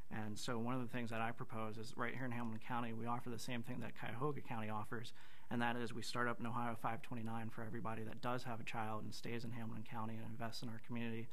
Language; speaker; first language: English; native; English